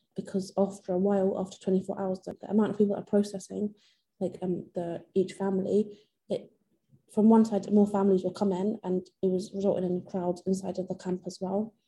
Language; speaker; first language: English; non-native, fluent; Persian